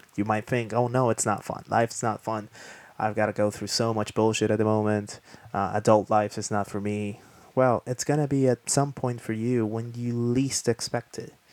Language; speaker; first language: English; non-native, fluent; Spanish